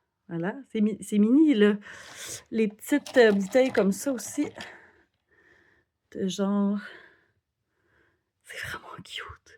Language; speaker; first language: French; native; French